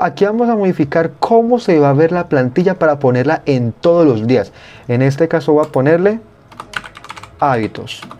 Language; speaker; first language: Spanish; native; Spanish